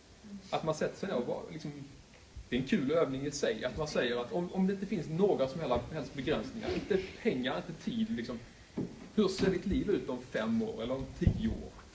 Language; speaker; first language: Swedish; native; Swedish